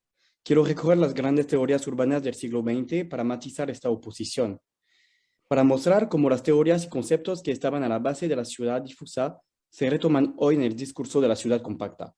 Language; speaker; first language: Spanish; non-native, fluent; French